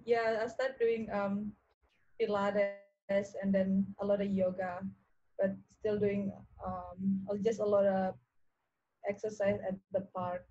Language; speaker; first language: English; non-native, learner; Indonesian